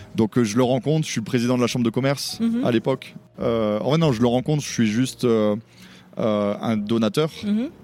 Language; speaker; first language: French; native; French